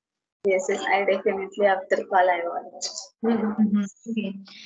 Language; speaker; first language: English; non-native, learner; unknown